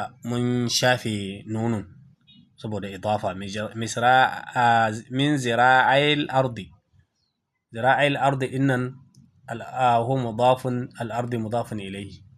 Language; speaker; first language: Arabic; non-native, fluent; Hausa